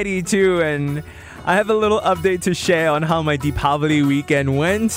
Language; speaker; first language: English; native; English